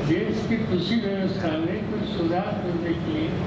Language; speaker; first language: Hindi; non-native, local second language; Marathi